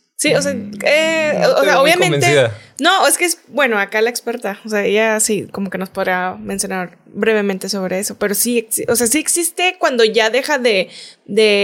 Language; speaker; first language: Spanish; native; Spanish